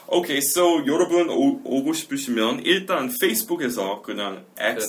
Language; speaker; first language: Korean; non-native, fluent; English